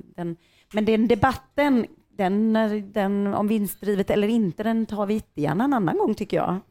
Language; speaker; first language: Swedish; native; Swedish